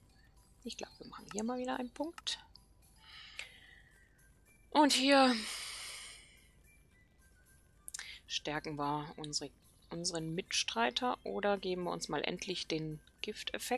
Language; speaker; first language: German; native; German